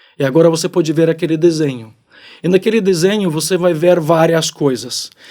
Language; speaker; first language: Portuguese; non-native, fluent; Ukrainian